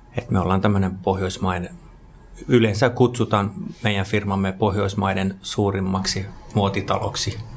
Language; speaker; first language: Finnish; non-native, local second language; Swedish